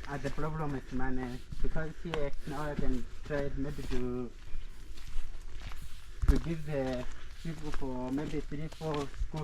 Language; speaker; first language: English; non-native, learner; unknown